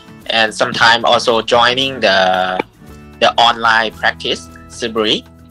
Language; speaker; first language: English; non-native, fluent; Thai